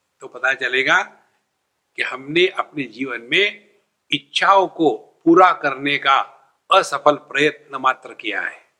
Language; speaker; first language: Hindi; non-native, local second language; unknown